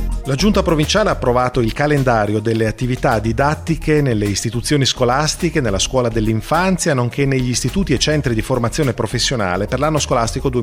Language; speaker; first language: Italian; native; Italian